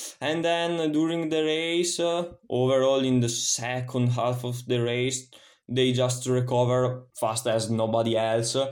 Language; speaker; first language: English; non-native, fluent; Italian